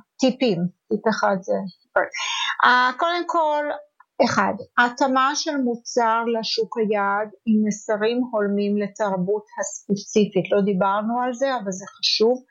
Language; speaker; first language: Hebrew; non-native, fluent; English